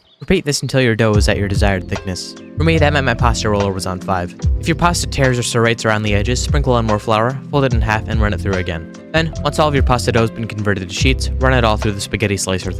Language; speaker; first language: English; native; English